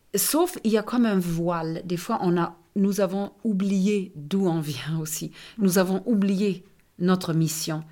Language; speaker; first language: French; non-native, fluent; German